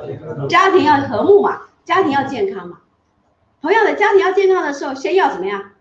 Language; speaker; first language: Chinese; native; Chinese